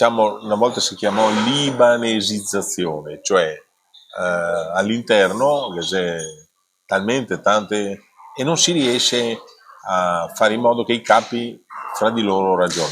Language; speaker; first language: Italian; native; Italian